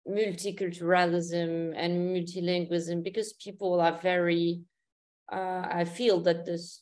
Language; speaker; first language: English; non-native, fluent; Arabic